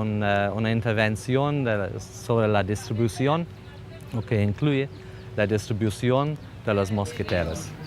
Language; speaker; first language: Spanish; non-native, fluent; English